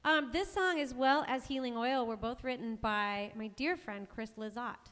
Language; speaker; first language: English; native; English